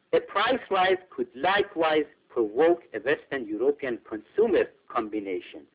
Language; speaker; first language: English; non-native, fluent; Persian